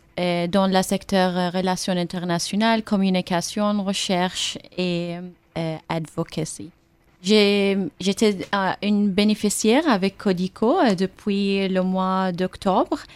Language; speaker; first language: French; non-native, learner; Arabic